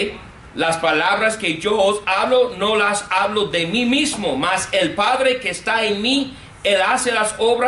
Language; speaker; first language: Spanish; non-native, fluent; English